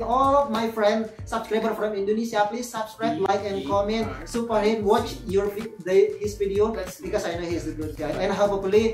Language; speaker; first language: English; non-native, learner; Indonesian